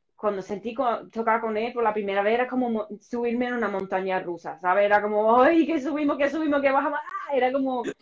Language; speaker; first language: Spanish; non-native, fluent; English